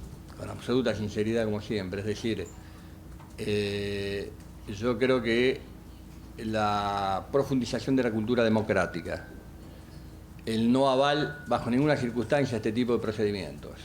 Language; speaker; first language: Spanish; native; Spanish